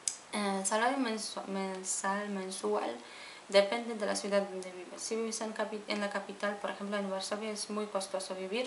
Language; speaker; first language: Spanish; non-native, fluent; Polish